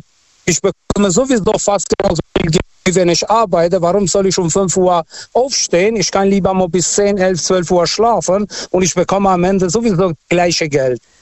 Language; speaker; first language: German; non-native, fluent; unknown